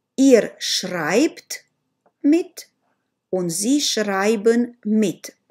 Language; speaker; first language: German; non-native, learner; Romanian